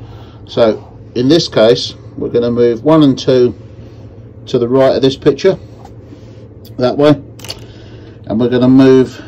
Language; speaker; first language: English; native; English